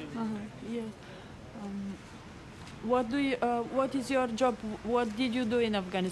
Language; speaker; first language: English; non-native, fluent; Bulgarian